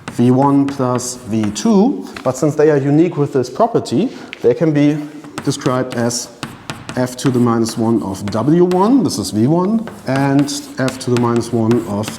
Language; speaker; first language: English; non-native, fluent; German